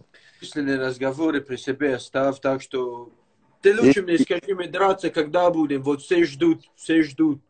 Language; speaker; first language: Russian; native; Russian